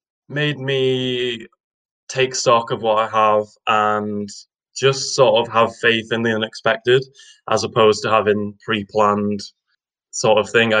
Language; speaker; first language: English; native; English